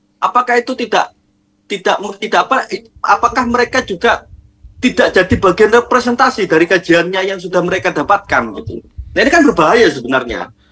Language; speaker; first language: Indonesian; non-native, local second language; Madurese